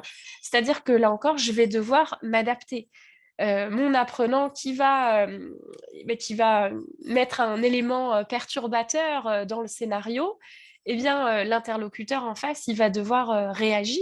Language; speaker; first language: French; native; French